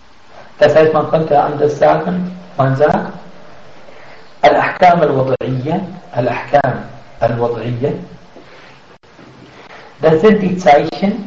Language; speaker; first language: German; non-native, fluent; Arabic